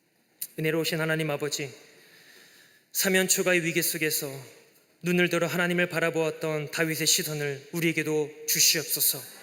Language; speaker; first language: Korean; native; Korean